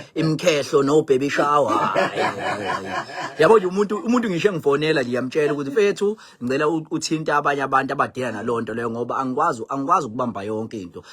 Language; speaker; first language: Zulu; native; Zulu